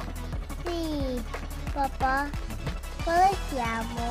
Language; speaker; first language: Italian; early bilingual, heritage; Italian